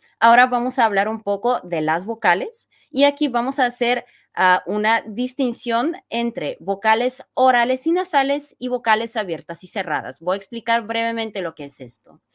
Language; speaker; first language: Spanish; non-native, fluent; Bulgarian